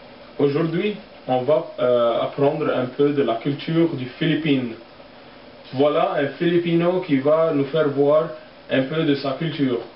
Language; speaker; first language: French; non-native, learner; English